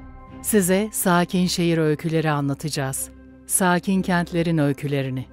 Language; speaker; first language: Turkish; native; Turkish